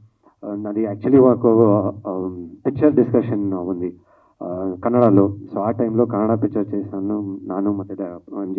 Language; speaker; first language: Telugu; non-native, learner; Kannada